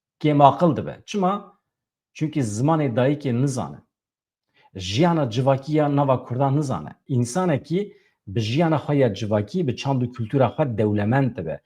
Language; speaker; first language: Kurdish; native; Kurdish